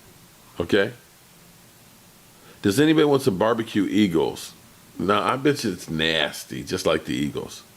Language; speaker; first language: English; native; English